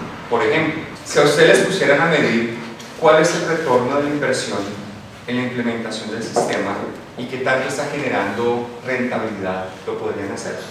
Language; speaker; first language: Spanish; native; Spanish